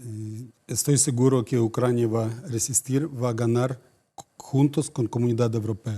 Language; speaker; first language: Spanish; non-native, fluent; Ukrainian